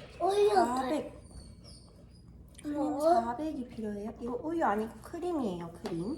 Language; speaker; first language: Korean; native; Korean